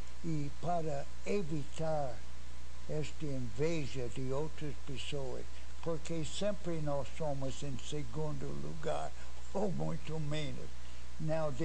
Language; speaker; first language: Portuguese; non-native, fluent; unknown